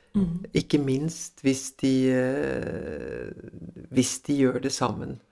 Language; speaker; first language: Norwegian; early bilingual, other home language; Swedish